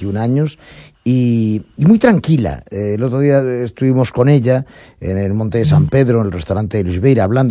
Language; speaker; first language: Spanish; native; Spanish